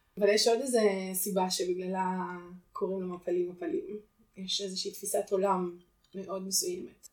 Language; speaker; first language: Hebrew; native; Hebrew